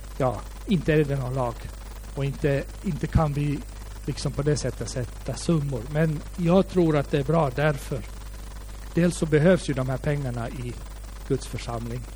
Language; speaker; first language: Swedish; native; Swedish